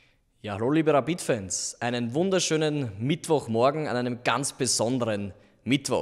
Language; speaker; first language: German; native; German